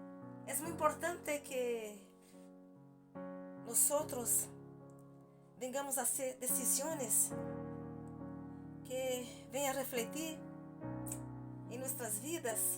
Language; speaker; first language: Spanish; non-native, learner; Portuguese